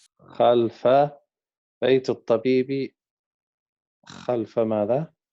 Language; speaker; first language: Arabic; non-native, fluent; English